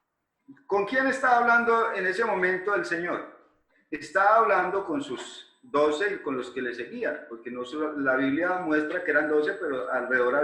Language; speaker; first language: Spanish; native; Spanish